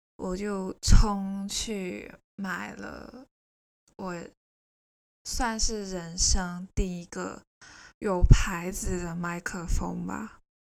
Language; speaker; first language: Chinese; non-native, local second language; Cantonese